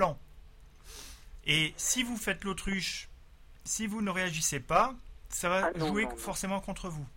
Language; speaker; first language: French; native; French